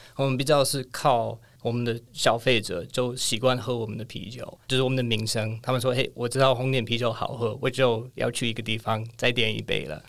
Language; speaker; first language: Chinese; non-native, fluent; English